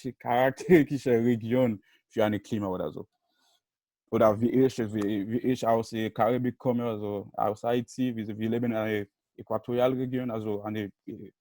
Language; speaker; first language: German; non-native, learner; Haitian Creole